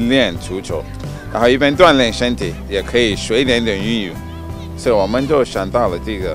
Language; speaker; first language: Chinese; non-native, fluent; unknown